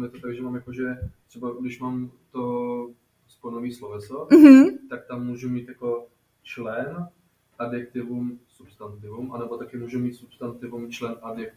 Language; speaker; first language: Czech; native; Czech